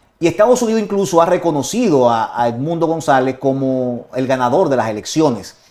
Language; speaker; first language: Spanish; native; Spanish